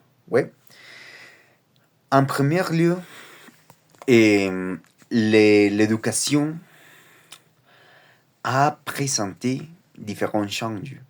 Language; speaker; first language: French; non-native, learner; Spanish